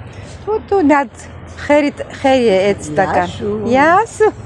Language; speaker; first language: Greek; non-native, learner; Armenian